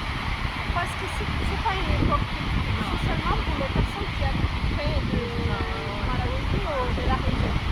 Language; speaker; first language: French; non-native, learner; Portuguese